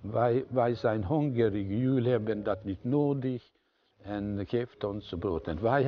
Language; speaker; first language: Dutch; non-native, fluent; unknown